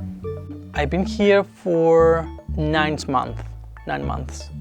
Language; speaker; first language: English; non-native, fluent; Spanish